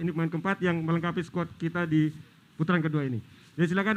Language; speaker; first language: Indonesian; native; Indonesian